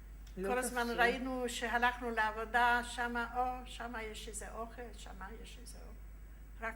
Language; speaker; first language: Hebrew; non-native, fluent; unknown